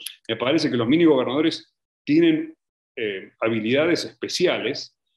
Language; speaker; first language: Spanish; native; Spanish